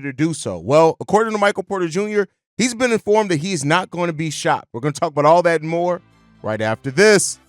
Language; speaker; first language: English; native; English